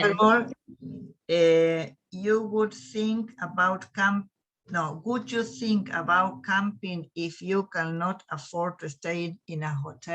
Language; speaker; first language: English; non-native, learner; Spanish